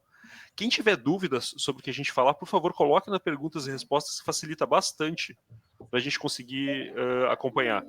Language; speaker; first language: Portuguese; native; Portuguese